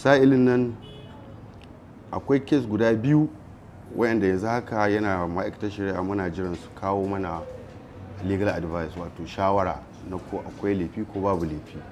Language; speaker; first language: Hausa; native; Hausa